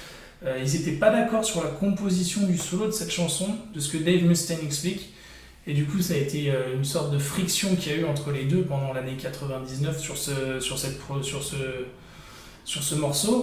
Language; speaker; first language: French; native; French